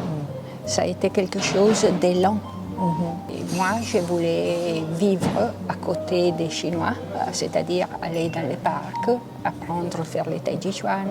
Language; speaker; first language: French; non-native, local second language; Italian